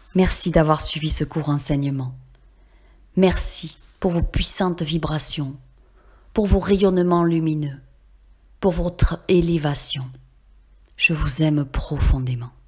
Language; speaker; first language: French; native; French